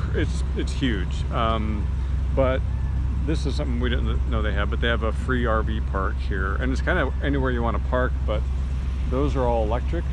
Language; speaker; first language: English; native; English